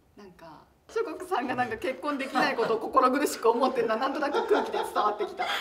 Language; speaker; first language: Japanese; native; Japanese